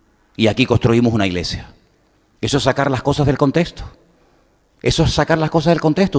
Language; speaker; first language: Spanish; native; Spanish